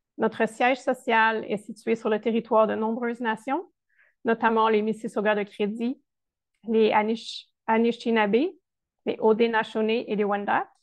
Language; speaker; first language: French; native; French